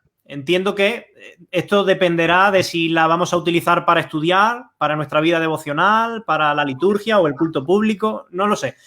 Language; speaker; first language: Spanish; native; Spanish